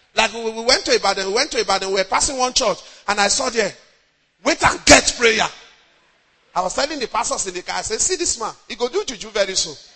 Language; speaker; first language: English; non-native, local second language; Yoruba